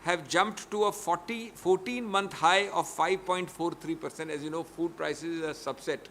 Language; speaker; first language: English; non-native, local second language; Hindi